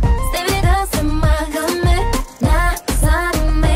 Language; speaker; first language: Bulgarian; non-native, learner; Portuguese